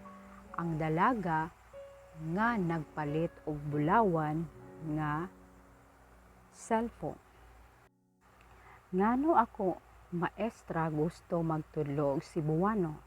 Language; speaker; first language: Cebuano; non-native, learner; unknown